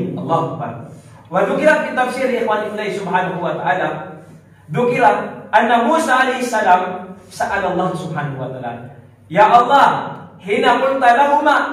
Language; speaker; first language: Arabic; non-native, learner; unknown